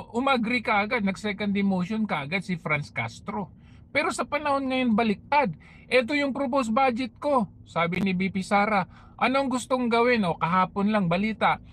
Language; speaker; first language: Filipino; native; Filipino